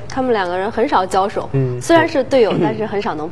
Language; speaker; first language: Chinese; native; Chinese